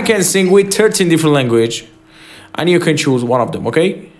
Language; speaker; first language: English; non-native, learner; Persian